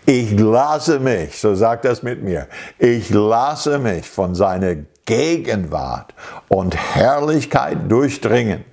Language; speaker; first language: German; non-native, fluent; English